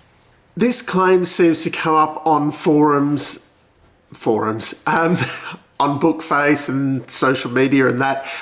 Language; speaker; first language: English; native; English